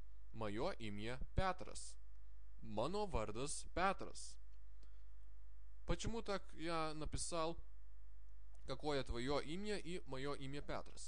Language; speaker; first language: Russian; non-native, fluent; Lithuanian